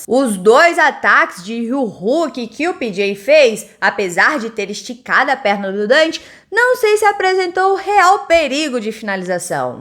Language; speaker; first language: Portuguese; native; Portuguese